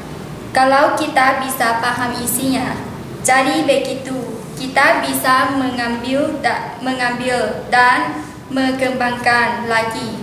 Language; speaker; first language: Indonesian; non-native, learner; Lao